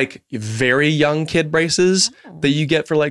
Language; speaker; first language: English; native; English